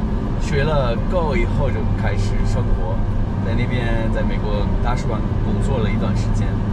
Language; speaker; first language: Chinese; non-native, learner; English